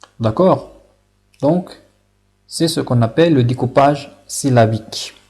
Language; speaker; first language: French; non-native, local second language; Arabic